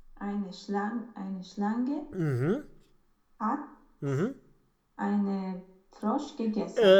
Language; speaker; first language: German; non-native, learner; Romanian